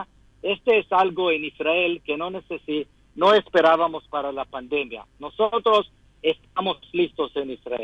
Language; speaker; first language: Spanish; non-native, fluent; Hebrew